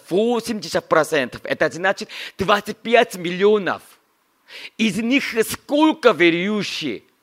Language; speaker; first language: Russian; non-native, learner; Korean